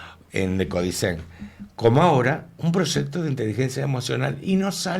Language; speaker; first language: Spanish; native; Spanish